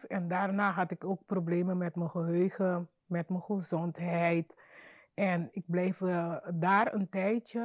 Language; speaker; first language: Dutch; non-native, learner; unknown